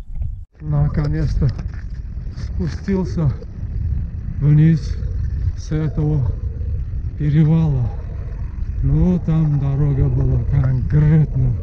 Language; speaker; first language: Russian; non-native, fluent; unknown